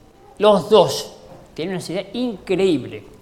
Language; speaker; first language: Spanish; native; Spanish